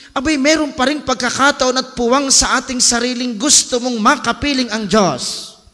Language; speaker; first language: Filipino; native; Filipino